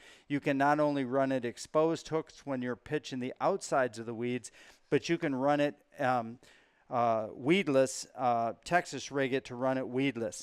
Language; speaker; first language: English; native; English